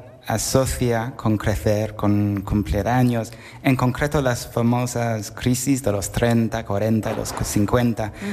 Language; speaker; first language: Spanish; non-native, fluent; Italian